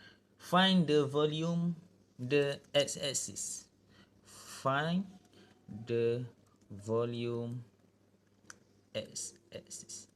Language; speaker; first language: English; non-native, local second language; Malay